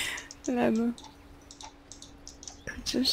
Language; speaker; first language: Russian; non-native, learner; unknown